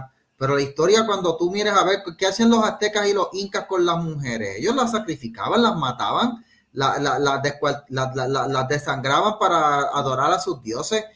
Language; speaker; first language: Spanish; native; Spanish